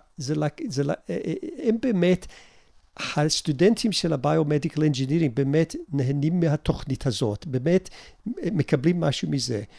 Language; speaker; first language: Hebrew; non-native, fluent; English